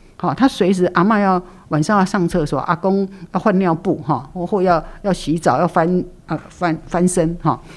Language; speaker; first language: Chinese; native; Chinese